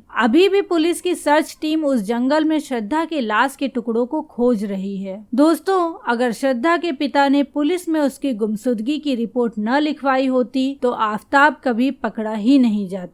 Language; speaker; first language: Hindi; native; Hindi